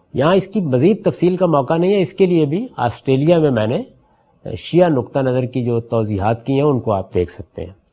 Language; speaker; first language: Urdu; native; Urdu